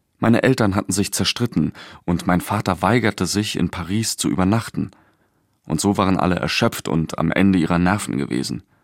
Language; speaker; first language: German; native; German